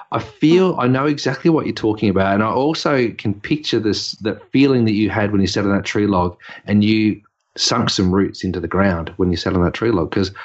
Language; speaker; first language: English; native; English